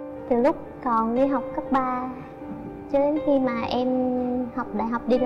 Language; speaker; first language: Vietnamese; native; Vietnamese